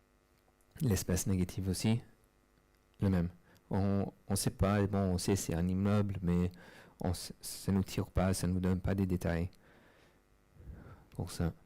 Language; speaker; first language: French; non-native, fluent; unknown